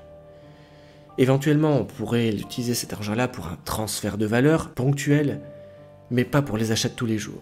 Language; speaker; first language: French; native; French